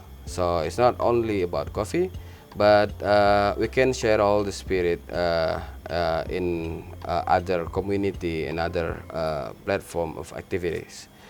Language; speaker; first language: English; non-native, learner; Indonesian